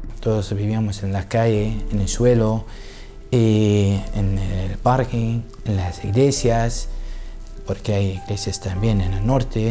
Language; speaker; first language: Spanish; non-native, learner; Assyrian Neo-Aramaic